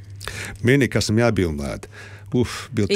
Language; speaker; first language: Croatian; early bilingual, heritage; Serbian